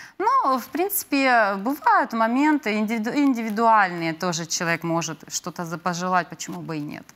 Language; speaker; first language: Russian; native; Russian